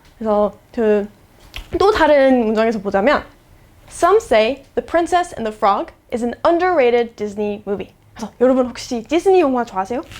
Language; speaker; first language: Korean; non-native, fluent; English